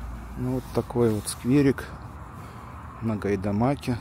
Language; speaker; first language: Russian; native; Russian